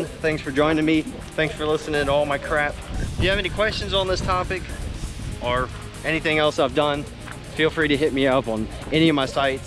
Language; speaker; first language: English; native; English